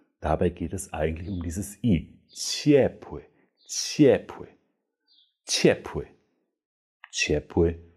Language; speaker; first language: German; non-native, fluent; Polish